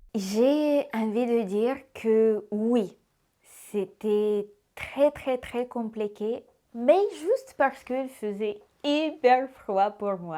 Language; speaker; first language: French; non-native, fluent; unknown